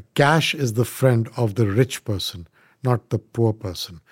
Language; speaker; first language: English; non-native, local second language; Punjabi